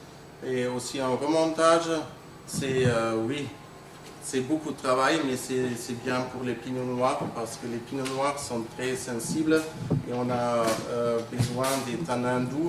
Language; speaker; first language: French; non-native, fluent; German